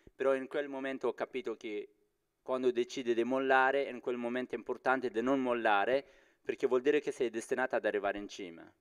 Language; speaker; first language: Italian; non-native, fluent; Persian